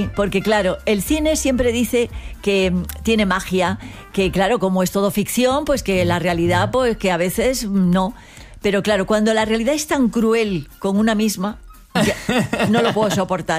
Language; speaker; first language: Spanish; native; Spanish